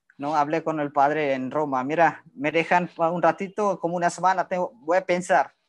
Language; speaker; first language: Spanish; non-native, learner; Indonesian